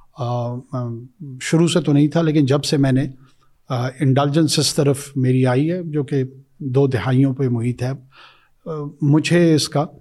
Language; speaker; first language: Urdu; non-native, local second language; Pashto